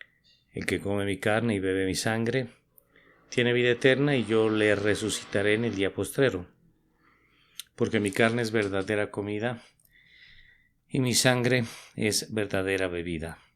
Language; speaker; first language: Spanish; native; Spanish